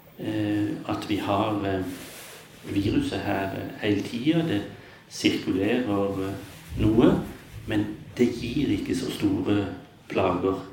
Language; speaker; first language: Norwegian; native; Norwegian